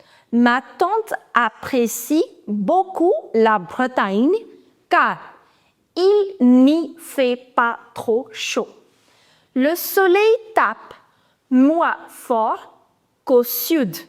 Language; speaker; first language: French; non-native, fluent; Hindi